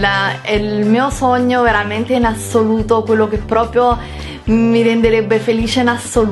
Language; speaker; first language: Italian; native; Italian